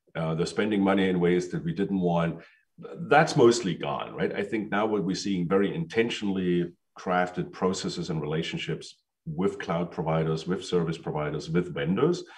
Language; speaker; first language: English; non-native, fluent; German